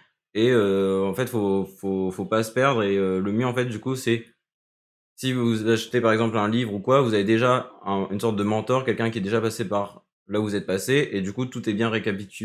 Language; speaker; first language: French; native; French